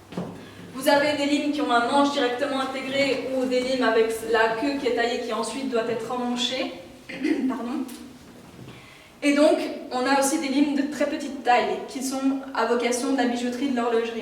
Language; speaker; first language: French; native; French